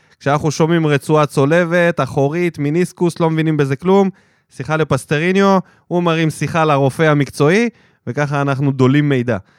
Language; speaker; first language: Hebrew; early bilingual, other home language; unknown